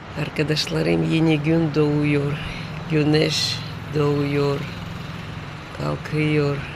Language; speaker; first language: Turkish; non-native, learner; Russian